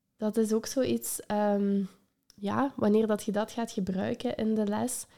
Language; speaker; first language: Dutch; native; Dutch